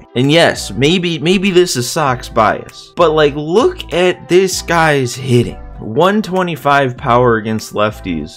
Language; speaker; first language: English; native; English